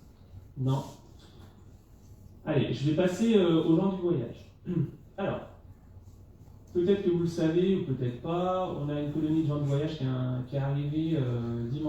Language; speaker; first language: French; native; French